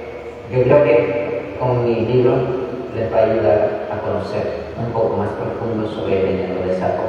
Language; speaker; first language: Spanish; non-native, local second language; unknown